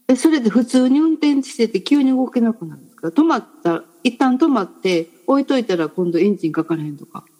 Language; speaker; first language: Japanese; native; Japanese